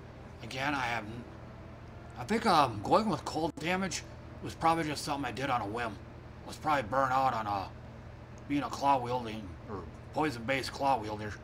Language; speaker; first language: English; native; English